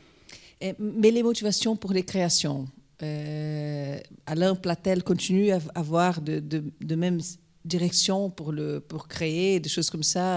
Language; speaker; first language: French; non-native, learner; Portuguese